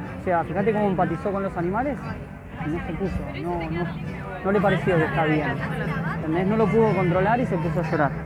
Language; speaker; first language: Spanish; native; Spanish